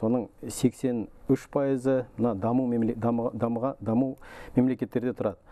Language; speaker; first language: Kazakh; native; Kazakh